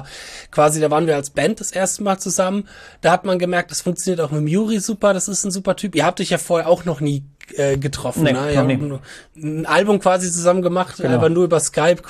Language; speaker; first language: German; native; German